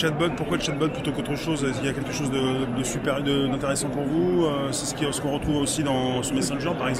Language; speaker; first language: French; native; French